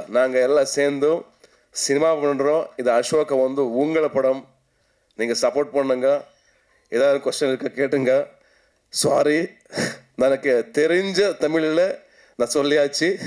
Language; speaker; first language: Tamil; non-native, local second language; Kannada